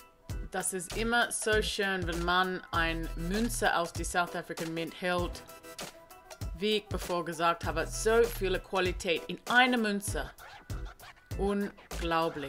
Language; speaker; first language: German; non-native, learner; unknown